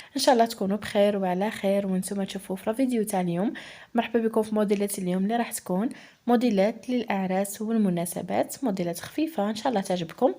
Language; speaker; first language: Arabic; native; Arabic